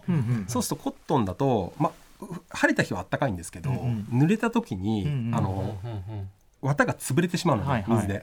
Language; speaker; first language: Japanese; native; Japanese